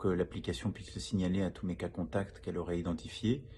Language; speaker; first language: French; native; French